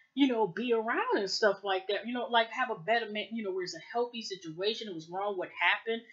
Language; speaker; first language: English; native; English